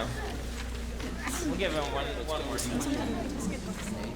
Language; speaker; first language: English; native; English